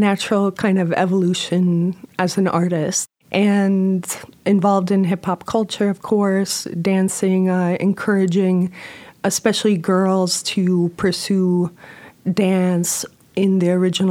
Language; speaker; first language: English; native; English